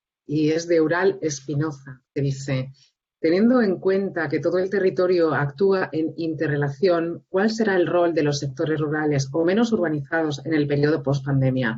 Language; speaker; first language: Spanish; native; Spanish